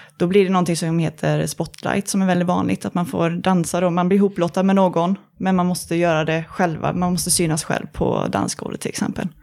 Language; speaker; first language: Swedish; native; Swedish